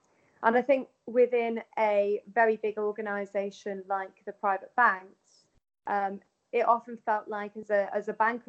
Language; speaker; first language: English; native; English